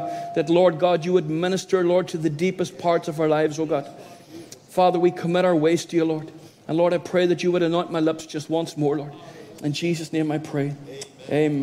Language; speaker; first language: English; native; English